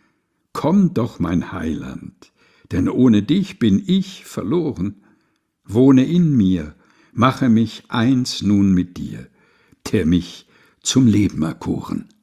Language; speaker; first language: German; native; German